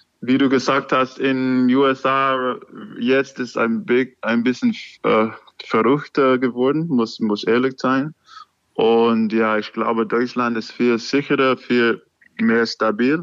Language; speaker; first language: German; non-native, learner; English